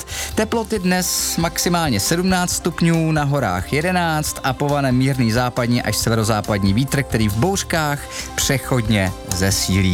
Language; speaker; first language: Czech; native; Czech